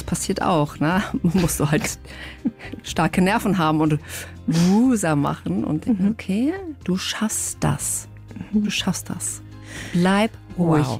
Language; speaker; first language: German; native; German